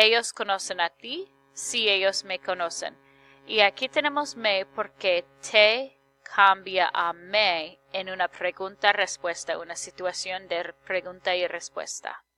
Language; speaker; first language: Spanish; non-native, fluent; English